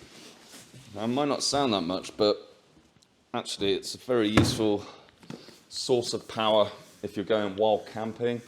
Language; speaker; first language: English; native; English